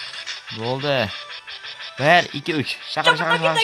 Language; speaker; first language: Turkish; non-native, learner; Uzbek